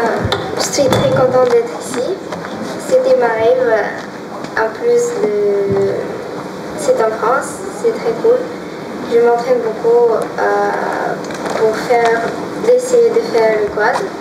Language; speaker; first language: French; non-native, fluent; Russian